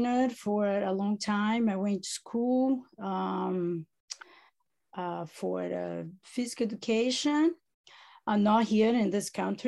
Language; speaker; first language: English; non-native, fluent; Italian